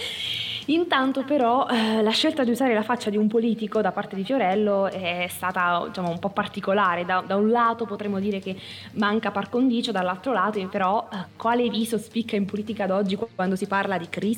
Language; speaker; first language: Italian; native; Italian